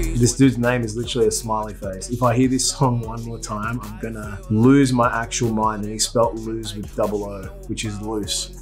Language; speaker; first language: English; native; English